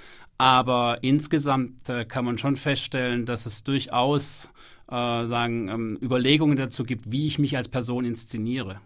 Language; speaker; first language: German; native; German